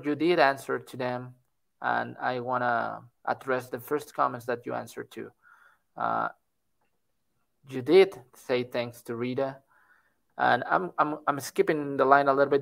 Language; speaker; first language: English; non-native, fluent; Spanish